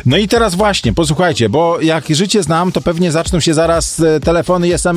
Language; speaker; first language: Polish; native; Polish